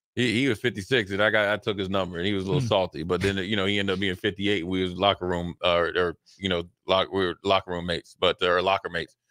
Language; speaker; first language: English; native; English